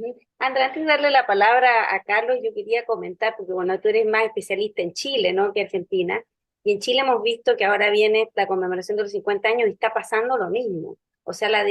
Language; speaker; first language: Spanish; native; Spanish